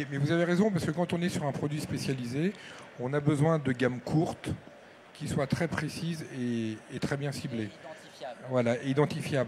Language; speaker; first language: French; native; French